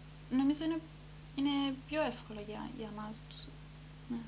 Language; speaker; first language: Greek; early bilingual, heritage; Greek